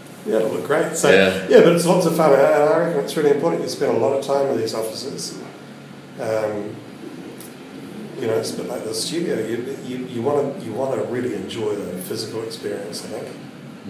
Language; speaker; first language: English; native; English